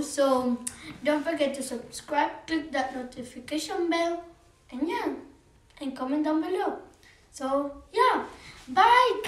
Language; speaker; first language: English; non-native, learner; Spanish